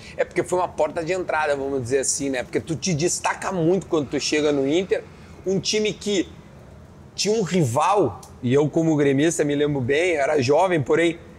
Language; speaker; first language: Portuguese; native; Portuguese